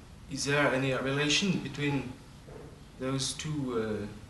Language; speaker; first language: English; non-native, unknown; French